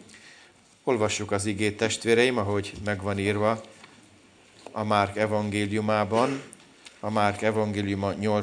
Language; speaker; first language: Hungarian; native; Hungarian